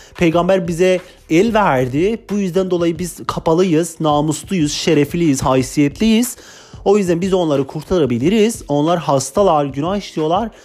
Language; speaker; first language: Turkish; non-native, local second language; Kurdish